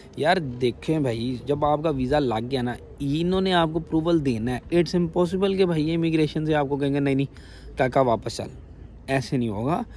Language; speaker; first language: Urdu; non-native, local second language; Punjabi